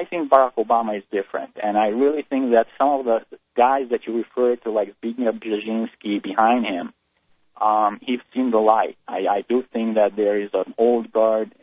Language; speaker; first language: English; native; English